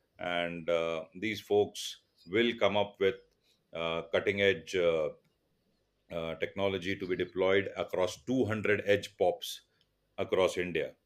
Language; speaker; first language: English; non-native, local second language; Tulu